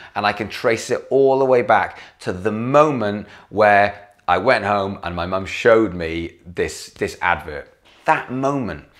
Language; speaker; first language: English; native; English